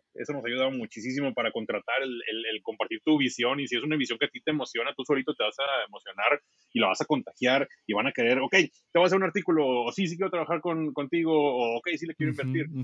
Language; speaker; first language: Spanish; native; Spanish